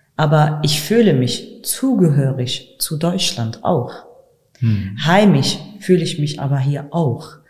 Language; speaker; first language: German; non-native, fluent; Arabic